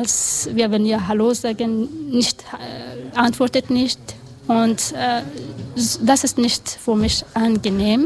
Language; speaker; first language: German; non-native, learner; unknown